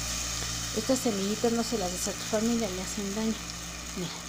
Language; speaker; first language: Spanish; native; Spanish